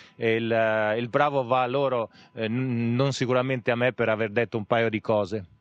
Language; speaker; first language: Italian; native; Italian